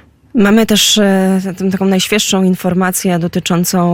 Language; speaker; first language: Polish; native; Polish